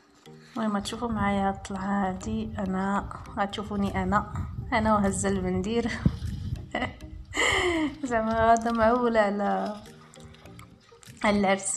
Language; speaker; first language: Arabic; native; Arabic